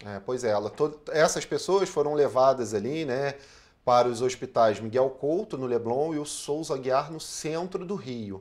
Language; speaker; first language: Portuguese; native; Portuguese